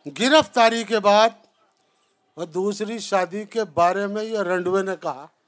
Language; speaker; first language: Urdu; native; Urdu